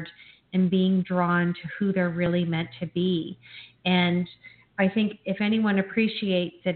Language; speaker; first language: English; native; English